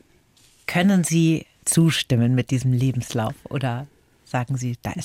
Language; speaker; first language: German; native; German